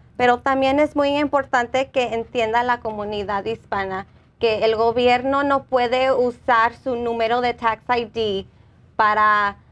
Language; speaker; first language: Spanish; early bilingual, heritage; Spanish